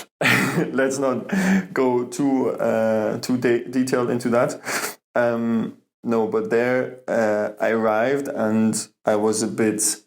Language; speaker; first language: English; non-native, fluent; German